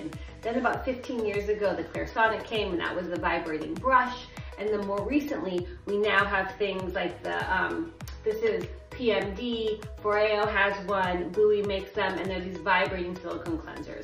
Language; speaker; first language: English; native; English